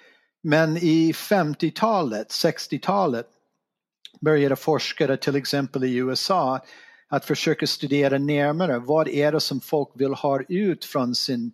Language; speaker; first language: Swedish; non-native, fluent; English